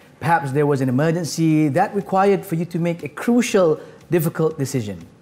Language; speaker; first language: English; non-native, local second language; Malay